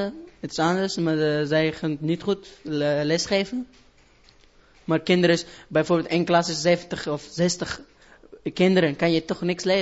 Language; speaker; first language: Dutch; non-native, learner; Persian